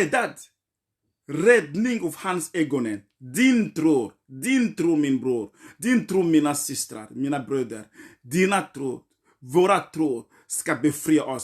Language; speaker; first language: Swedish; non-native, fluent; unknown